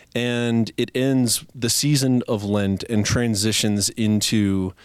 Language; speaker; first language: English; native; English